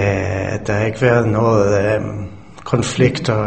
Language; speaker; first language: Danish; non-native, fluent; English